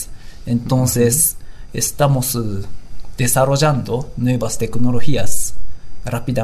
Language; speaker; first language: Spanish; non-native, learner; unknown